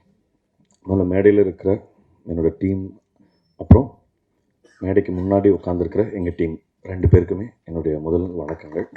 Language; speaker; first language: Tamil; native; Tamil